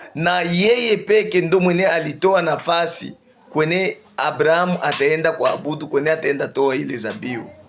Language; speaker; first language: Swahili; native; Swahili